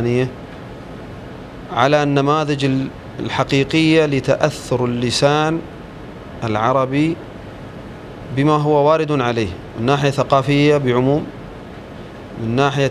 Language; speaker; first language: Arabic; native; Arabic